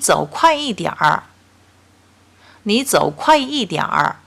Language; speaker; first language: Chinese; non-native, fluent; Korean